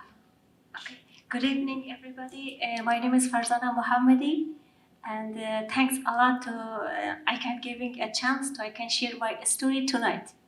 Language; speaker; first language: English; non-native, learner; Persian